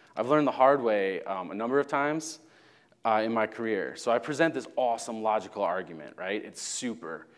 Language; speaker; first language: English; native; English